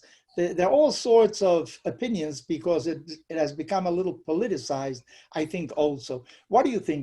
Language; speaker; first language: English; non-native, fluent; Spanish